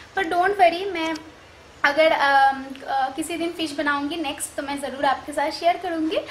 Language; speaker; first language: Hindi; non-native, local second language; Bangla